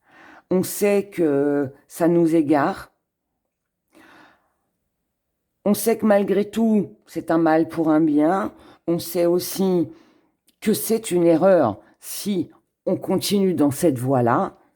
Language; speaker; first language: French; native; French